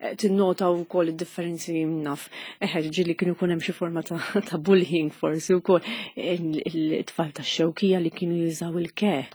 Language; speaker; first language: Maltese; native; Maltese